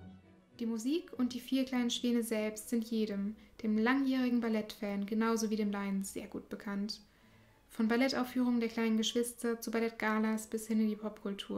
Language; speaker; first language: German; native; German